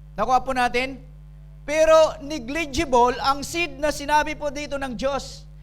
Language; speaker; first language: Filipino; non-native, local second language; Cebuano